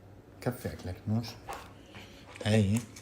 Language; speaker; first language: Arabic; native; Arabic